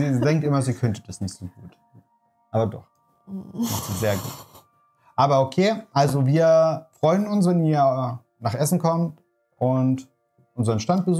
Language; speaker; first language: German; native; German